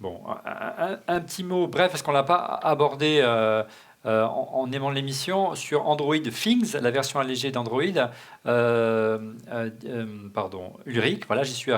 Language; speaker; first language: French; native; French